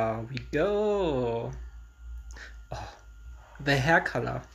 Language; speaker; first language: English; non-native, learner; German